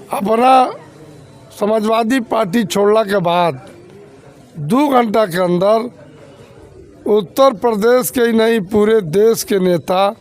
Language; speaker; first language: Bhojpuri; native; Bhojpuri